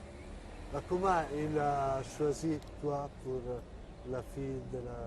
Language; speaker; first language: French; non-native, learner; Italian